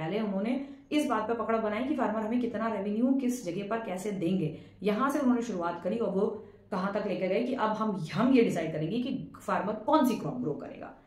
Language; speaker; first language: Hindi; non-native, local second language; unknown